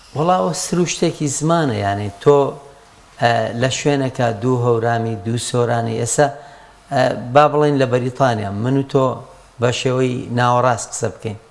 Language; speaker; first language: Central Kurdish; non-native, local second language; Gurani